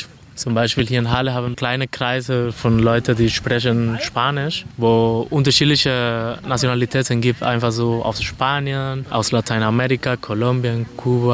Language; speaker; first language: German; non-native, fluent; Spanish